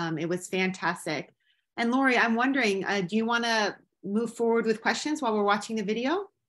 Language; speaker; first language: English; native; English